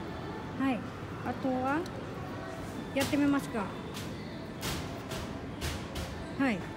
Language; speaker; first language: Japanese; non-native, learner; Filipino